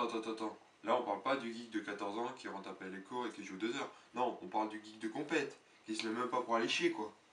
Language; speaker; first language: French; native; French